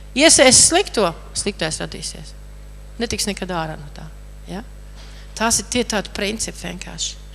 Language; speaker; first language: Latvian; native; Latvian